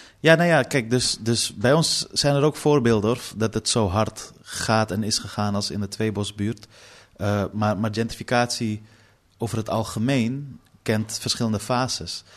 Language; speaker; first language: Dutch; early bilingual, other home language; Persian